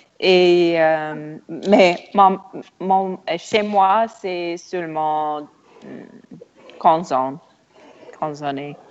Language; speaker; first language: French; non-native, learner; English